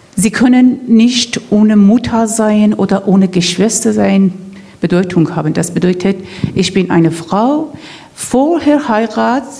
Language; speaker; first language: German; non-native, fluent; Persian